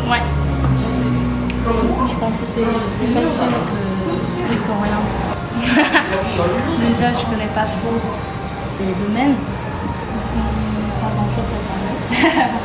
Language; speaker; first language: French; non-native, fluent; Korean